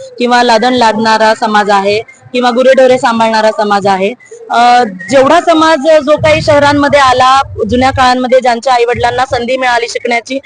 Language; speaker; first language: Marathi; non-native, local second language; Lambadi